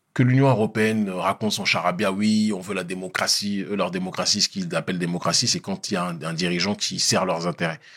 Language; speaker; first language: French; native; French